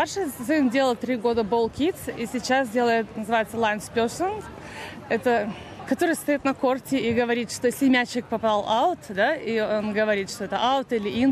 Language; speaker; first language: Russian; native; Russian